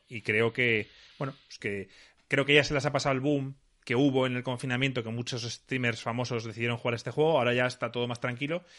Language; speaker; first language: Spanish; native; Spanish